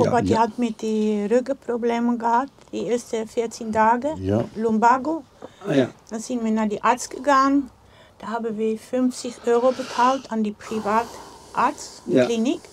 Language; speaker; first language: German; non-native, learner; Dutch